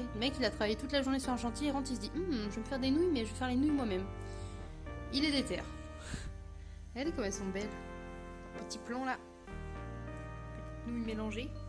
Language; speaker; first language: French; native; French